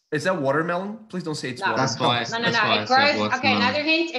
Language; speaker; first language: English; non-native, fluent; Portuguese